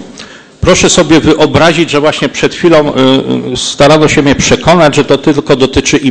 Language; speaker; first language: Polish; native; Polish